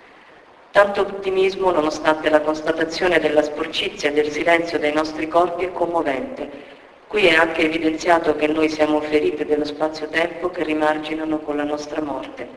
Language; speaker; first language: Italian; native; Italian